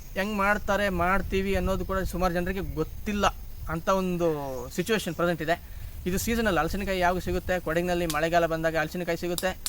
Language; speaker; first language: Kannada; non-native, local second language; Kodava